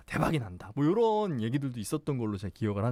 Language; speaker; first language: Korean; native; Korean